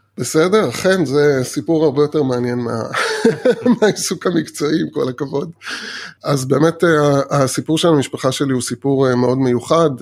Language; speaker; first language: Hebrew; early bilingual, other home language; Persian